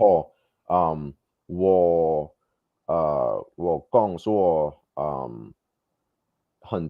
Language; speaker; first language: Chinese; non-native, learner; English